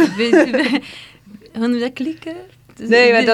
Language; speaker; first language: Dutch; non-native, fluent; Turkish